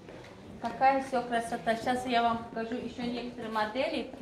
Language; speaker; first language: Russian; non-native, local second language; Tajik